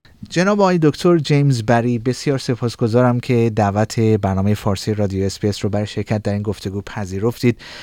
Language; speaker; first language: Persian; native; Persian